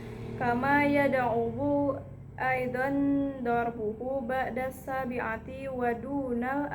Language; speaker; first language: Arabic; non-native, learner; Indonesian